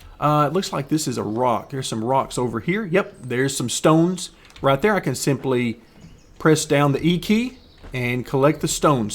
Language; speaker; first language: English; native; English